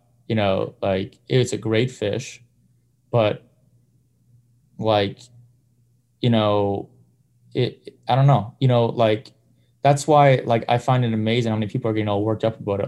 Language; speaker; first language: English; native; English